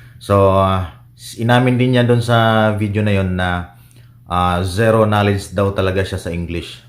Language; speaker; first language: Filipino; native; Filipino